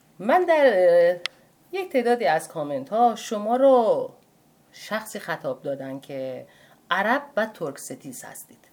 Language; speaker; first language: Persian; non-native, local second language; Azerbaijani